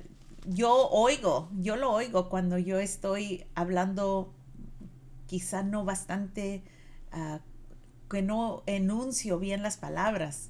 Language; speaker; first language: Spanish; native; Spanish